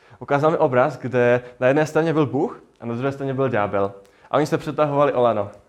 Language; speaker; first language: Czech; native; Czech